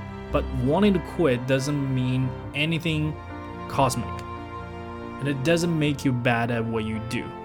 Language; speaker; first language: English; non-native, fluent; Chinese